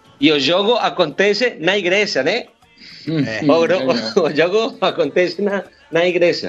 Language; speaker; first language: Portuguese; non-native, learner; Spanish